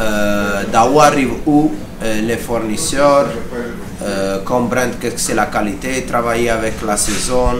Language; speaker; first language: French; non-native, fluent; Italian